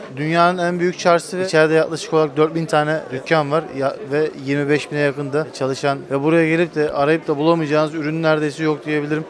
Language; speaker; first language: Turkish; native; Turkish